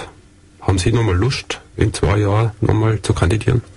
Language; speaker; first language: German; native; German